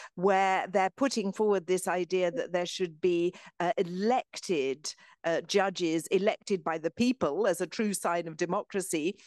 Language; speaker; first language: English; native; English